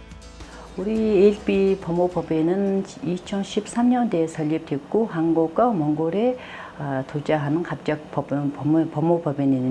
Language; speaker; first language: Korean; non-native, learner; Mongolian